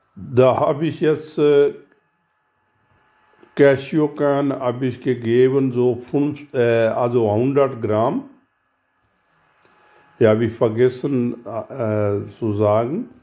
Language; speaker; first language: German; non-native, learner; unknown